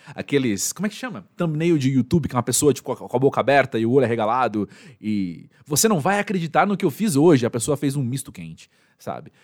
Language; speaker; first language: Portuguese; native; Portuguese